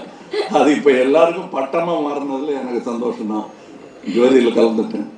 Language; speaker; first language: Tamil; native; Tamil